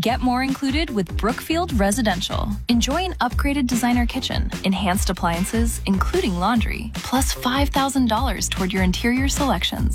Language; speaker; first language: English; native; English